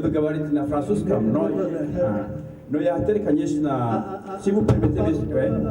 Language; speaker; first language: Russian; non-native, learner; Rundi